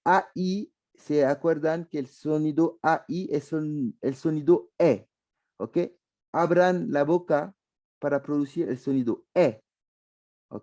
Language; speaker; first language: Spanish; non-native, fluent; French